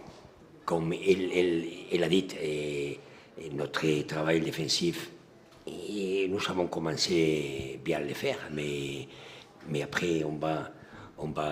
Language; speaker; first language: French; non-native, learner; Spanish